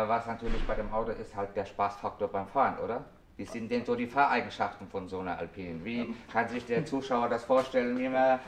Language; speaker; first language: German; native; German